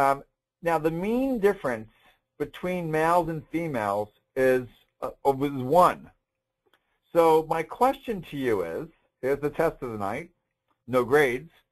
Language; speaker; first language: English; native; English